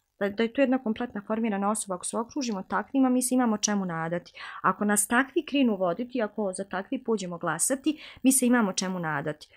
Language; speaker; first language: Bosnian; native; Bosnian